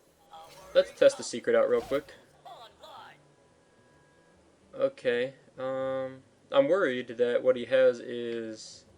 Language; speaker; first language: English; native; English